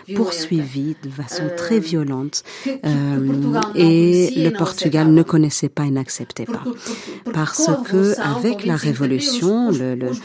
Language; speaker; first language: French; non-native, fluent; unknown